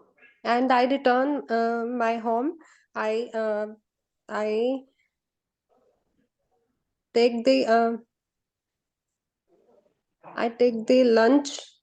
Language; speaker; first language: English; non-native, learner; Hindi